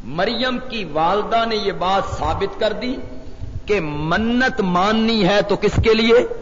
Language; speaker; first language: Urdu; non-native, local second language; Punjabi